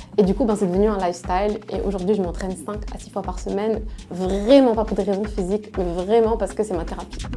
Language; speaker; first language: French; non-native, local second language; Arabic